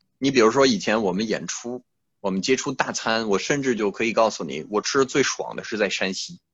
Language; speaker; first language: Chinese; non-native, fluent; French